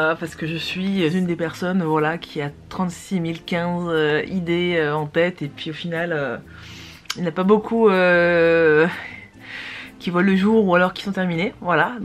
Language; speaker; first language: French; native; French